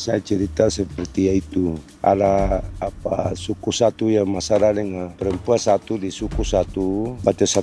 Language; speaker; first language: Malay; non-native, local second language; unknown